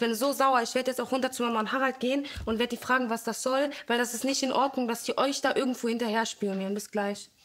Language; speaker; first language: German; native; German